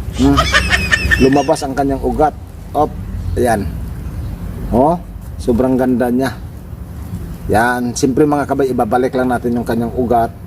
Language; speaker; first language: Filipino; native; Filipino